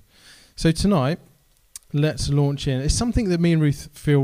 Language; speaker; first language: English; native; English